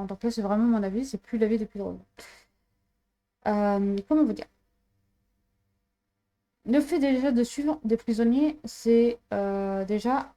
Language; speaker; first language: French; native; French